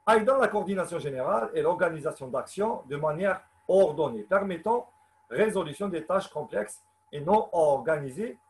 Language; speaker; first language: French; non-native, local second language; Arabic